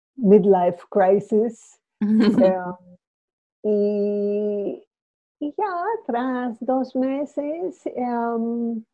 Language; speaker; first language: Spanish; non-native, fluent; English